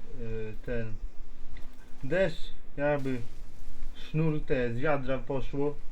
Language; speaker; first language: Polish; native; Polish